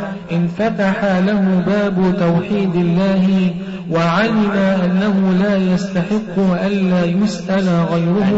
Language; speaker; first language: Arabic; native; Arabic